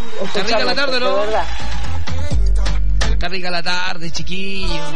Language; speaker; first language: Spanish; native; Spanish